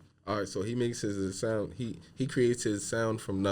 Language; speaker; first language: English; native; English